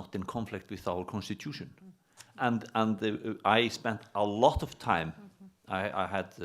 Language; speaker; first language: English; non-native, fluent; Icelandic